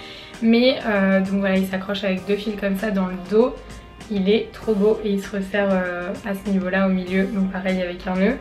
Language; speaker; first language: French; native; French